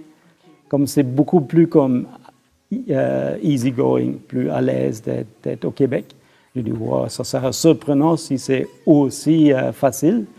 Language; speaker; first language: French; non-native, fluent; German